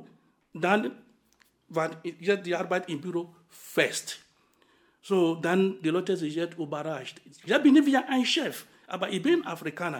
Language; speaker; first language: German; non-native, fluent; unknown